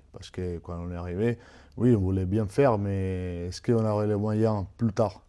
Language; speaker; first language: French; non-native, fluent; Spanish